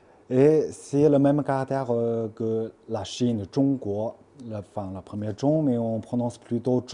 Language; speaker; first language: French; non-native, fluent; Chinese